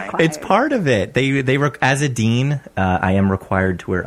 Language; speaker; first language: English; native; English